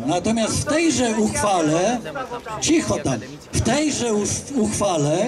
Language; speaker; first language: Polish; native; Polish